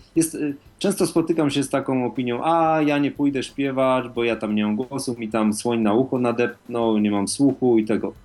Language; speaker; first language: Polish; native; Polish